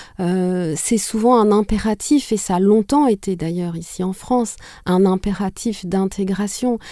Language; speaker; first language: French; non-native, local second language; Kinyarwanda